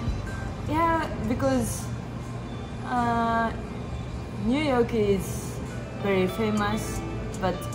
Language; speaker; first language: English; non-native, learner; Japanese